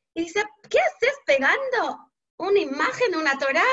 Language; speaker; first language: Spanish; non-native, fluent; English